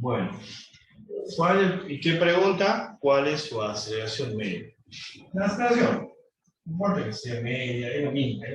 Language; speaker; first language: Spanish; native; Spanish